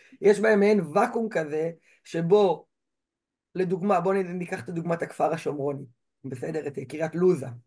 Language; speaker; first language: Hebrew; native; Hebrew